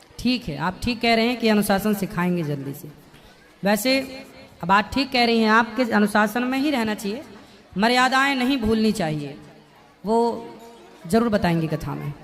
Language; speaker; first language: Hindi; native; Hindi